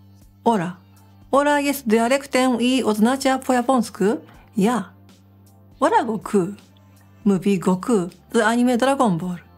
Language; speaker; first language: Polish; non-native, fluent; Japanese